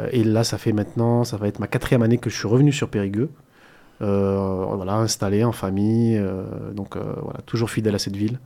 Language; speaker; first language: French; early bilingual, other home language; Arabic